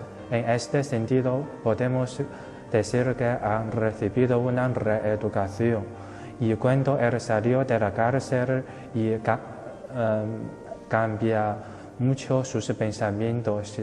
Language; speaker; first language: Spanish; non-native, fluent; Chinese